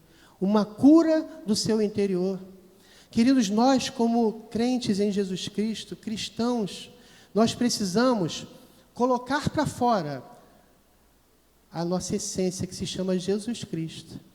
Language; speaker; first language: Portuguese; native; Portuguese